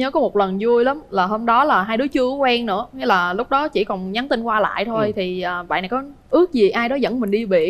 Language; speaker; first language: Vietnamese; native; Vietnamese